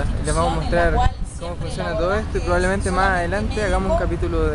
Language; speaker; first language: Spanish; native; Spanish